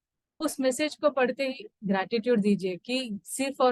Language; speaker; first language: Hindi; native; Hindi